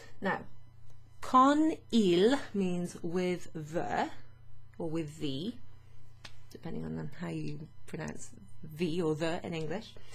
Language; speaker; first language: English; native; English